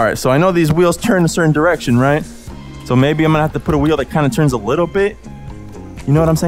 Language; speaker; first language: English; native; English